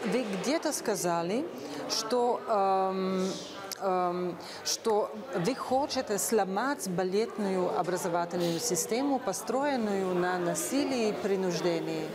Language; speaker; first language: Russian; non-native, fluent; Slovenian